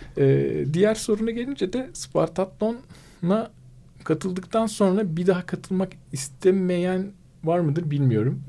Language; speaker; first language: Turkish; native; Turkish